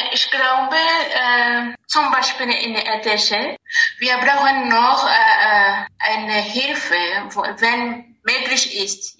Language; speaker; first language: German; non-native, learner; Rundi